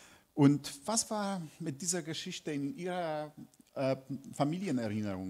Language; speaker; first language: German; non-native, fluent; Polish